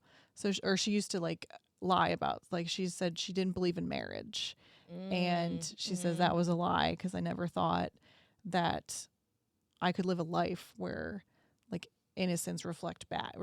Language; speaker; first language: English; native; English